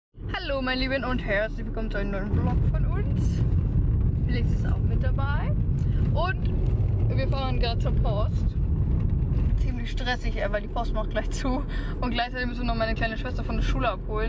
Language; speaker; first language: German; native; German